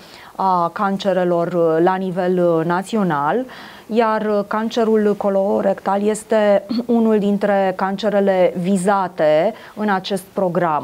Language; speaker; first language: Romanian; native; Romanian